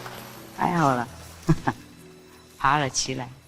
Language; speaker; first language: Chinese; non-native, fluent; Vietnamese